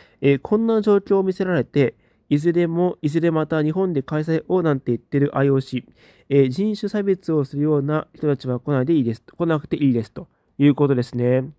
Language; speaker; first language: Japanese; native; Japanese